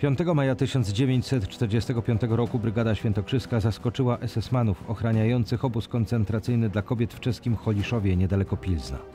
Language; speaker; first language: Polish; native; Polish